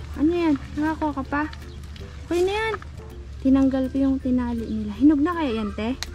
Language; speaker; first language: Filipino; non-native, local second language; Iloko